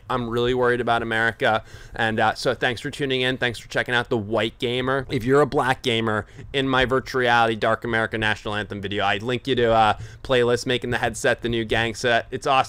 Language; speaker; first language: English; native; English